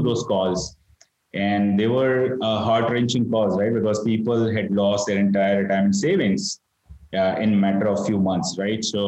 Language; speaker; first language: English; non-native, local second language; Gujarati